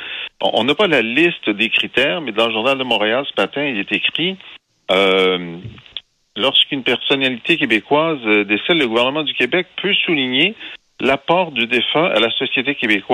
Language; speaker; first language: French; native; French